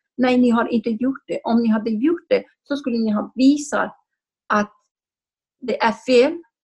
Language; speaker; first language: Swedish; non-native, fluent; Kurdish